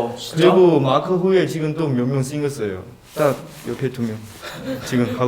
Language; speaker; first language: Korean; non-native, learner; Chinese